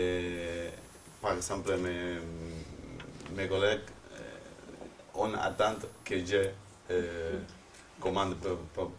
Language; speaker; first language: French; non-native, fluent; Spanish